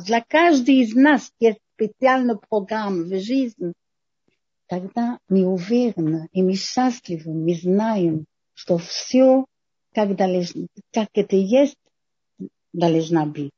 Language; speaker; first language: Russian; non-native, fluent; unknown